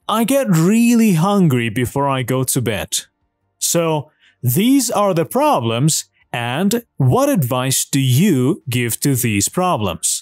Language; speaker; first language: English; non-native, fluent; Persian